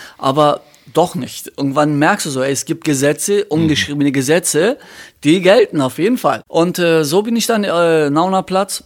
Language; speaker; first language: German; early bilingual, other home language; Turkish